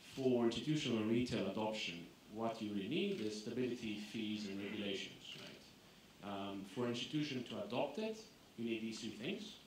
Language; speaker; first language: English; non-native, fluent; Greek